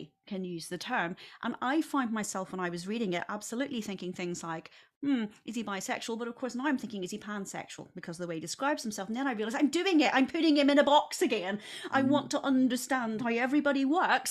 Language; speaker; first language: English; native; English